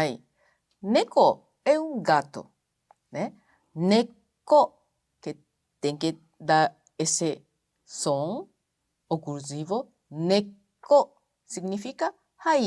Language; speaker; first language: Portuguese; non-native, fluent; Japanese